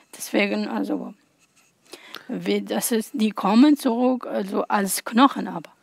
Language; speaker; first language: German; non-native, learner; Arabic